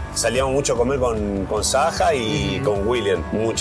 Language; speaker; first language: Portuguese; non-native, learner; Spanish